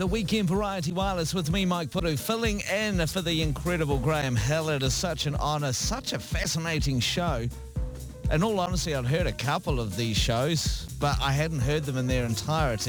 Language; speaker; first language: English; native; English